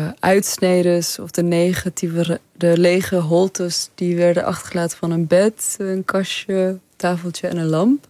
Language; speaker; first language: Dutch; early bilingual, other home language; Persian